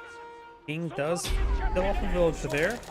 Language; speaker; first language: English; native; English